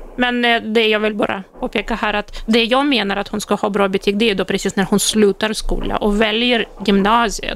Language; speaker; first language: Swedish; non-native, fluent; Russian